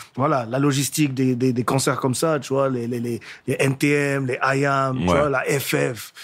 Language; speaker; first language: French; native; French